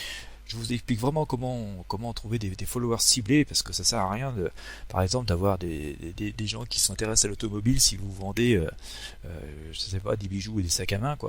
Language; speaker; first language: French; native; French